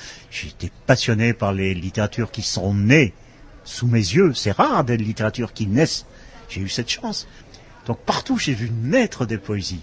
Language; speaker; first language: French; non-native, local second language; Dutch